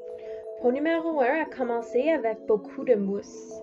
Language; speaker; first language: French; non-native, learner; English